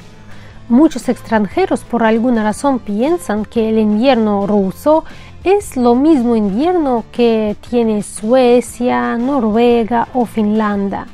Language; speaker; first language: Spanish; non-native, fluent; Russian